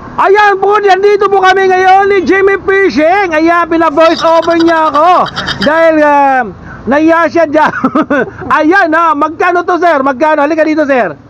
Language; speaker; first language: Filipino; non-native, local second language; Waray